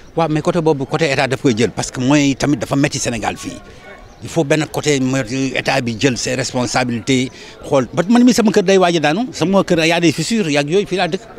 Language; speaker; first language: Wolof; native; Wolof